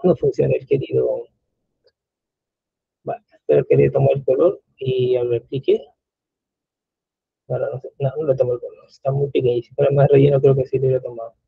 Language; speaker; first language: Spanish; native; Spanish